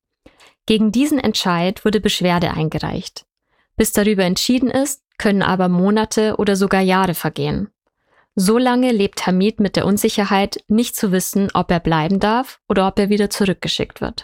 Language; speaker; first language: German; native; German